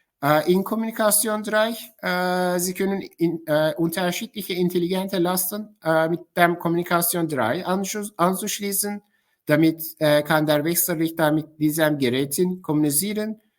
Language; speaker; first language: German; non-native, fluent; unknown